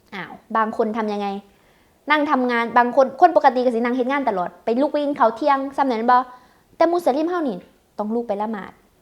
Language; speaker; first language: Thai; native; Thai